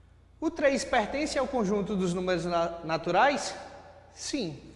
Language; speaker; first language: Portuguese; native; Portuguese